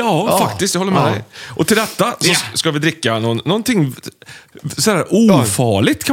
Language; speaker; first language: Swedish; native; Swedish